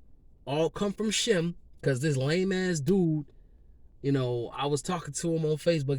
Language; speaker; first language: English; native; English